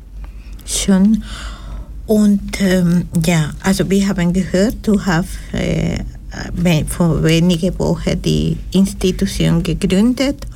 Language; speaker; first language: German; non-native, learner; Spanish